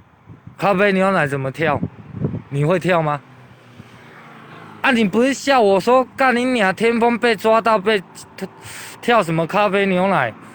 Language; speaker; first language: Chinese; native; Chinese